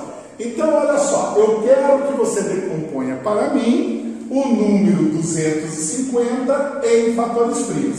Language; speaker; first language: Portuguese; native; Portuguese